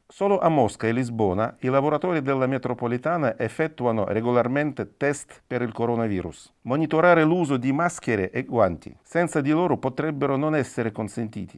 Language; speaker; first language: Italian; non-native, fluent; Russian